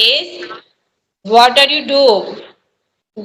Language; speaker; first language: English; non-native, learner; Hindi